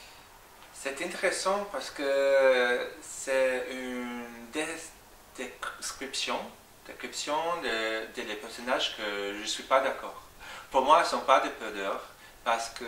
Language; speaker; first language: French; non-native, fluent; English